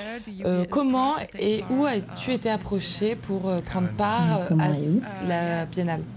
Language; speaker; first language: French; native; French